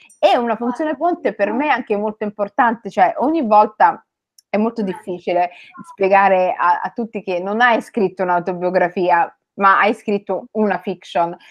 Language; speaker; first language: Italian; early bilingual, other home language; Somali